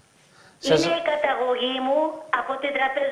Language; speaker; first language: Greek; early bilingual, heritage; Greek